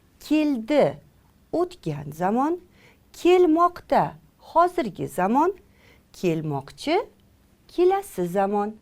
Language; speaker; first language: Uzbek; native; Uzbek